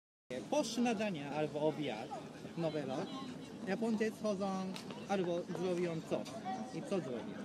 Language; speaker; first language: Polish; non-native, learner; Japanese